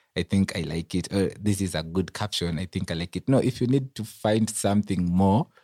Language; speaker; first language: English; non-native, local second language; Luo (Kenya and Tanzania)